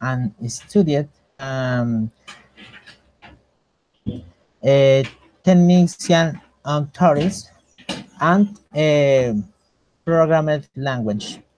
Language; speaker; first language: English; non-native, learner; Spanish